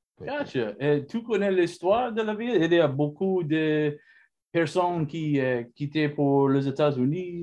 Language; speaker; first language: French; non-native, learner; English